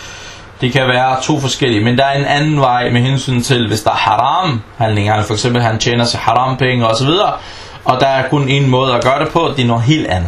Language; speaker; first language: Danish; non-native, fluent; Arabic